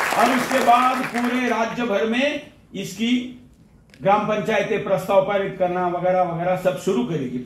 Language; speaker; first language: Hindi; non-native, local second language; Marathi